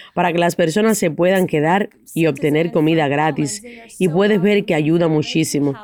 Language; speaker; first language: Spanish; non-native, fluent; Ukrainian